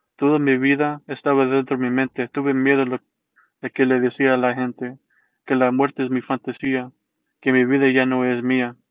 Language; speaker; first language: Spanish; early bilingual, heritage; Spanish